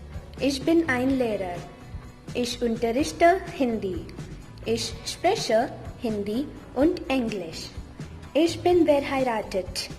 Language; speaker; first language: German; non-native, learner; Hindi